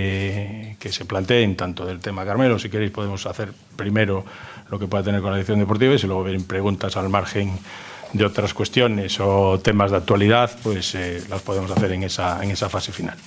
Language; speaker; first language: Spanish; native; Spanish